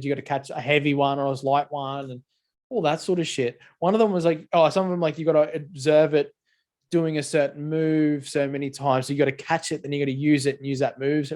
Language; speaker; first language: English; native; English